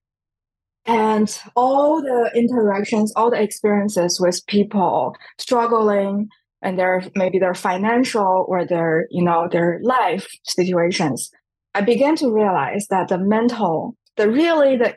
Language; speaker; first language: English; non-native, fluent; Chinese